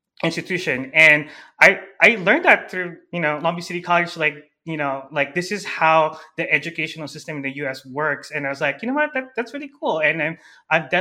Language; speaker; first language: English; non-native, local second language; Filipino